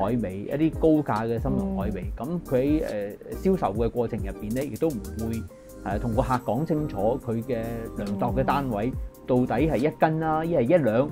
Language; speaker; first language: Cantonese; native; Cantonese